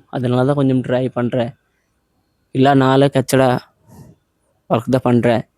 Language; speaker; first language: Tamil; non-native, learner; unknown